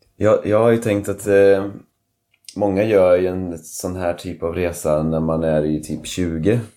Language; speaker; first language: Swedish; native; Swedish